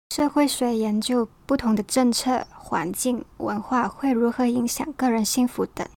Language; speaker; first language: Chinese; non-native, local second language; Cantonese